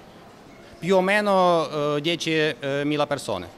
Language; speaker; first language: Italian; non-native, fluent; Ukrainian